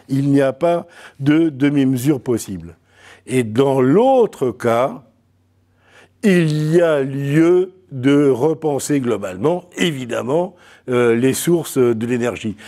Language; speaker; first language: French; native; French